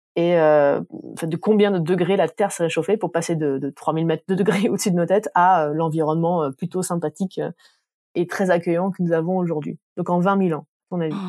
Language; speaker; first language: French; native; French